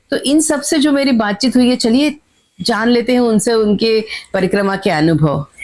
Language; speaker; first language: Hindi; non-native, local second language; Marathi